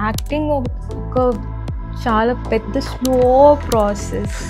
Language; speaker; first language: Telugu; non-native, learner; Tamil